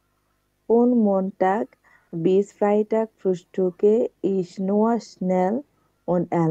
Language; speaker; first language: German; non-native, learner; Bangla